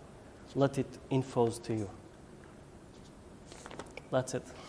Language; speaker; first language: English; non-native, learner; Albanian